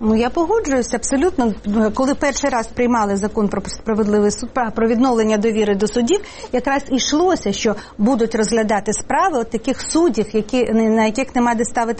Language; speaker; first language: Ukrainian; native; Ukrainian